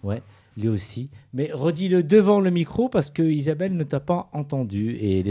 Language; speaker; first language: French; native; French